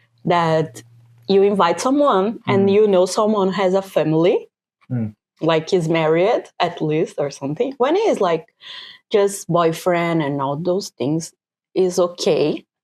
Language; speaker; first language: English; non-native, learner; Korean